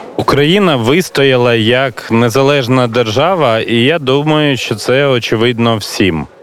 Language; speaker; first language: Ukrainian; native; Ukrainian